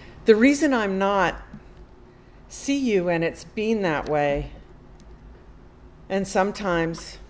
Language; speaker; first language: English; native; English